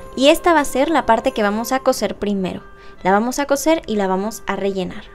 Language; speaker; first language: Spanish; native; Spanish